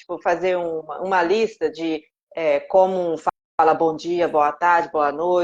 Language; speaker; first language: Portuguese; non-native, fluent; Japanese